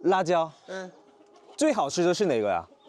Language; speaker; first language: Chinese; non-native, learner; Korean